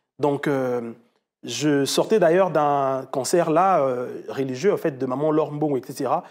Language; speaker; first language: French; non-native, local second language; Lingala